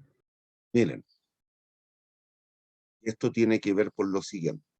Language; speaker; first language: Spanish; native; Spanish